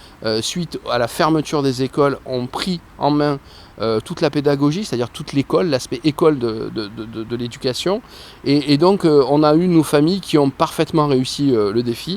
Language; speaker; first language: French; native; French